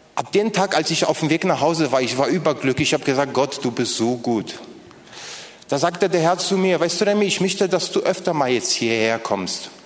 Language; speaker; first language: German; non-native, fluent; Polish